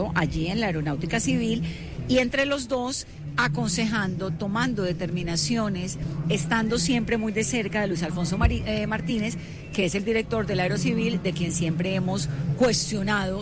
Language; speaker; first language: Spanish; native; Spanish